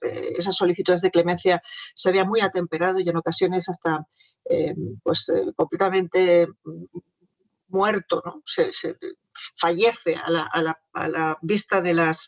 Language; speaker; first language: Spanish; native; Spanish